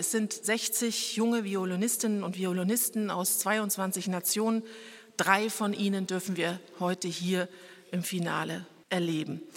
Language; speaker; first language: German; native; German